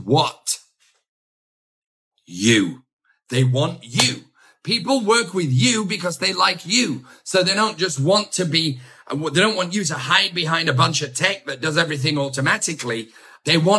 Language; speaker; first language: English; native; English